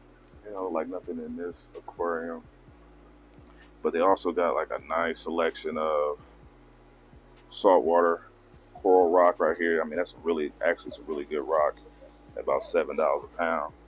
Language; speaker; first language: English; native; English